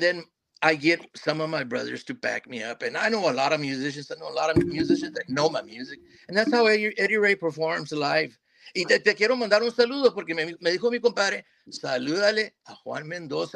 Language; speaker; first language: English; native; English